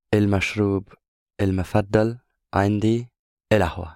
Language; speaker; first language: Arabic; non-native, learner; English